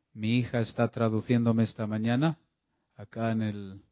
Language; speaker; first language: Spanish; early bilingual, other home language; English